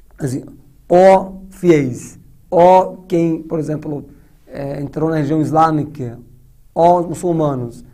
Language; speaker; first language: Portuguese; non-native, fluent; Persian